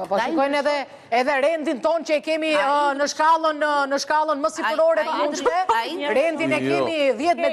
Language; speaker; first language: Albanian; native; Albanian